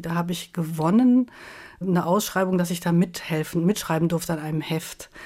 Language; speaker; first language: German; native; German